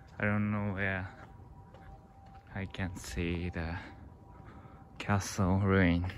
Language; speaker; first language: English; non-native, learner; Japanese